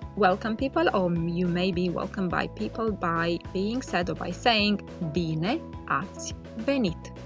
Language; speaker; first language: English; non-native, fluent; Romanian